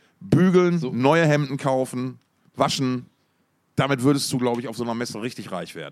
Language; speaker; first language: German; native; German